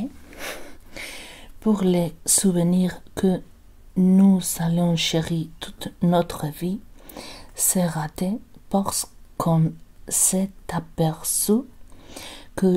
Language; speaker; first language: French; non-native, learner; Spanish